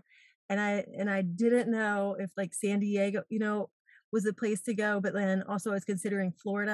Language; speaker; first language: English; native; English